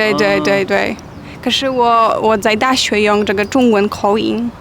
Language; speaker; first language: Chinese; non-native, learner; Polish